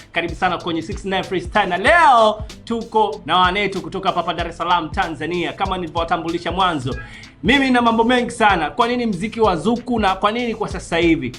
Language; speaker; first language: Swahili; native; Swahili